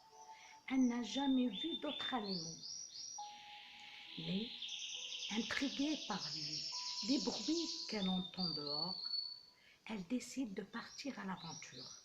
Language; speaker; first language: French; non-native, local second language; Arabic